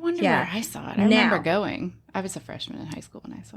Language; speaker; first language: English; native; English